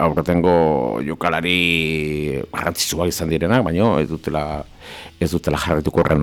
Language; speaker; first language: Basque; native; Basque